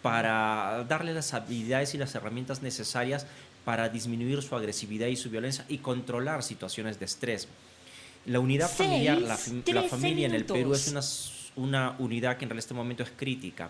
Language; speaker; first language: Spanish; native; Spanish